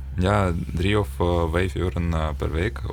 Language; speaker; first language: Dutch; non-native, learner; Ukrainian